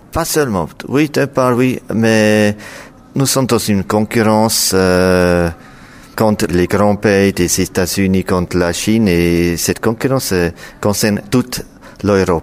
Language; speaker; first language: French; non-native, local second language; German